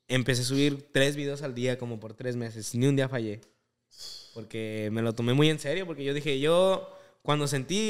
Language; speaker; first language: Spanish; native; Spanish